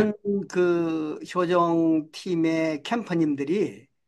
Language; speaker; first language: Korean; native; Korean